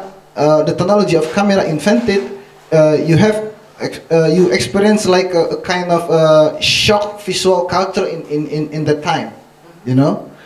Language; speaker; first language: English; non-native, fluent; Indonesian